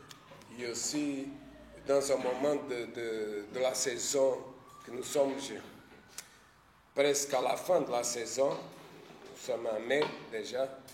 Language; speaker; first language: French; non-native, fluent; Portuguese